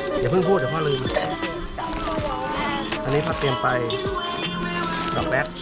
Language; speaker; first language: Thai; native; Thai